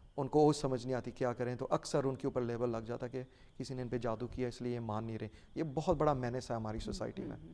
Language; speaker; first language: Urdu; non-native, local second language; Punjabi